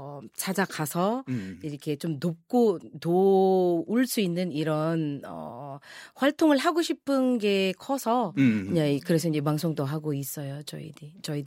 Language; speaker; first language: Korean; non-native, fluent; Filipino